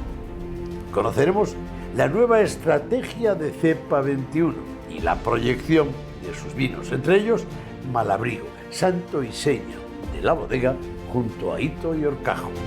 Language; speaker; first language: Spanish; native; Spanish